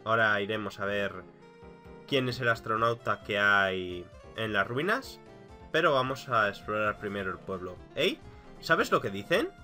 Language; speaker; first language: Spanish; native; Spanish